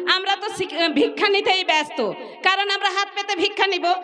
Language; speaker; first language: Bangla; non-native, local second language; Santali